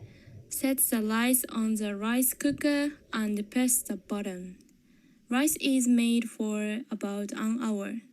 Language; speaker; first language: English; non-native, learner; Japanese